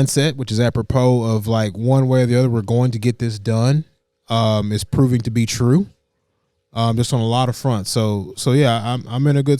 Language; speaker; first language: English; native; English